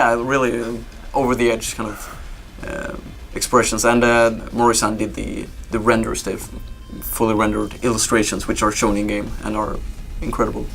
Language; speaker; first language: English; non-native, fluent; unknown